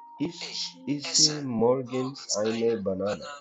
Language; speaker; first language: English; non-native, learner; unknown